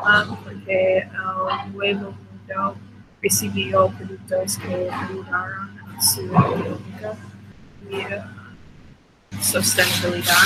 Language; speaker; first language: Spanish; non-native, learner; English